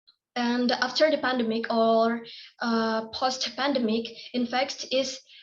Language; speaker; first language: English; non-native, learner; Indonesian